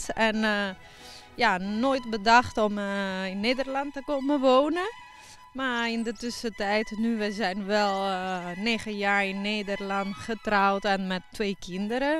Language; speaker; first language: Dutch; early bilingual, heritage; Italian